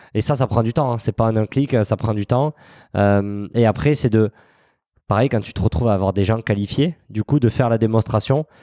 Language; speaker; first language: French; native; French